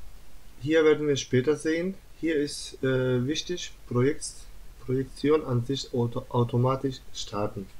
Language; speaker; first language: German; non-native, learner; Turkish